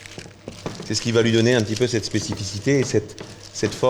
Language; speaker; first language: French; native; French